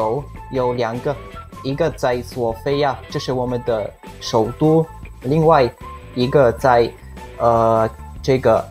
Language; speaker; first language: Chinese; non-native, fluent; Bulgarian